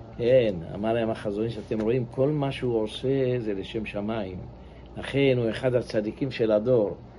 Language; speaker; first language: Hebrew; native; Hebrew